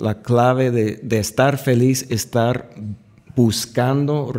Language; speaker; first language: Spanish; non-native, fluent; English